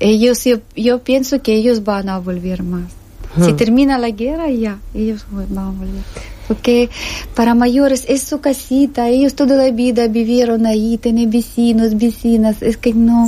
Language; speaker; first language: Spanish; non-native, learner; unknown